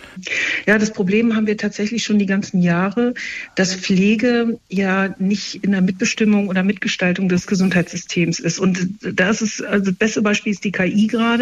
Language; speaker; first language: German; native; German